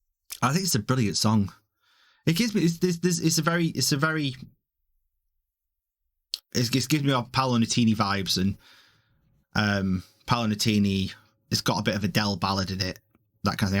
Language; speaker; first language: English; native; English